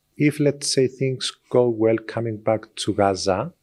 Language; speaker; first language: English; non-native, fluent; Greek